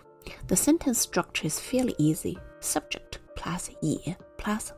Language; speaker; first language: English; non-native, fluent; Chinese